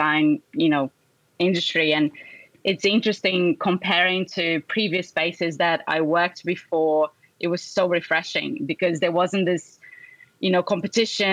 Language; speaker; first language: English; non-native, fluent; Portuguese